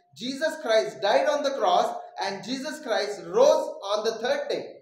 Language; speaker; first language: English; non-native, local second language; Marathi